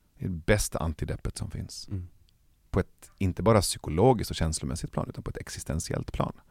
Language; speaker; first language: Swedish; early bilingual, other home language; Persian